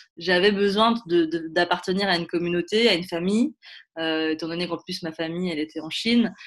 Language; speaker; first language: French; native; French